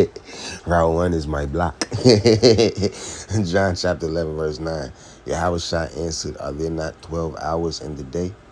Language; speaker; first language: English; native; English